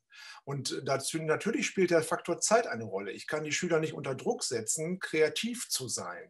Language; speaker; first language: German; native; German